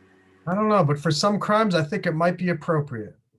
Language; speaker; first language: English; native; English